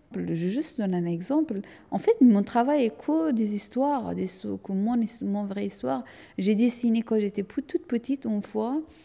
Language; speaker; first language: French; non-native, fluent; Persian